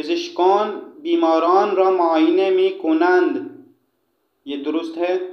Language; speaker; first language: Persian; non-native, fluent; Urdu